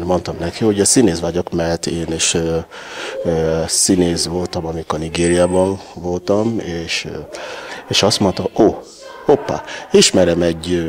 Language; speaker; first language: Hungarian; non-native, learner; Yoruba